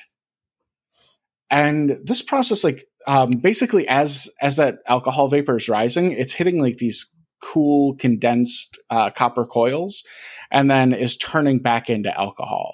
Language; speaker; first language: English; native; English